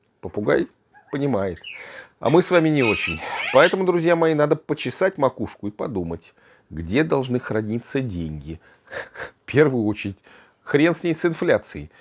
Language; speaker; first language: Russian; native; Russian